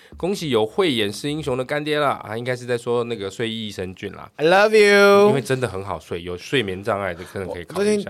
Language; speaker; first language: Chinese; native; Chinese